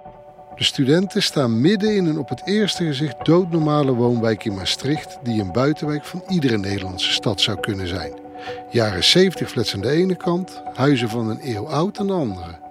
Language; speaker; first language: Dutch; native; Dutch